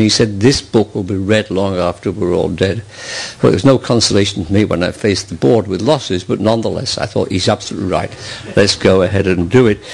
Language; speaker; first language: English; native; English